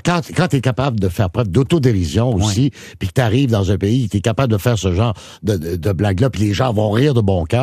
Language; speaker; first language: French; native; French